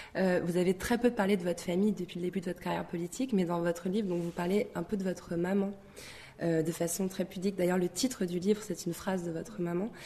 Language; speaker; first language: French; native; French